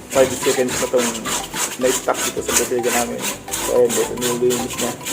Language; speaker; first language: Filipino; non-native, local second language; Bikol